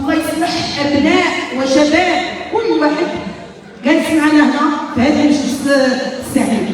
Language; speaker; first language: Arabic; native; Arabic